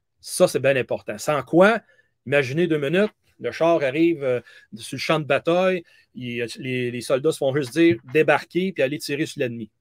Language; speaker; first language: French; native; French